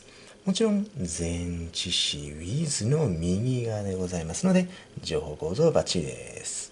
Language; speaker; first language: Japanese; native; Japanese